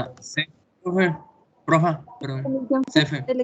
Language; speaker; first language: Spanish; native; Spanish